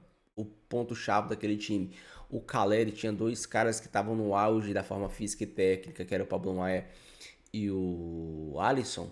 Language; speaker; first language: Portuguese; native; Portuguese